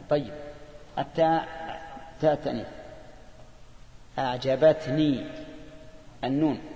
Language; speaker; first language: Arabic; native; Arabic